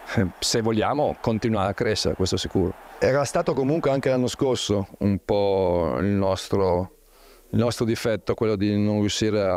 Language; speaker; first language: Italian; native; Italian